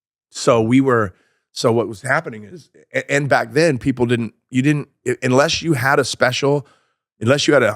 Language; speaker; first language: English; native; English